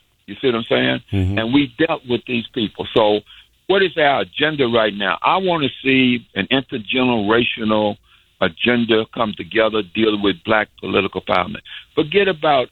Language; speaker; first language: English; native; English